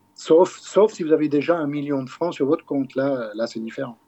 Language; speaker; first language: French; native; French